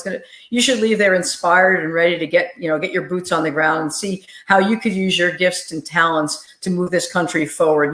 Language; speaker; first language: English; native; English